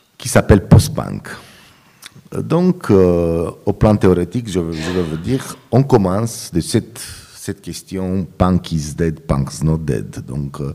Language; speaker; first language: French; non-native, fluent; Romanian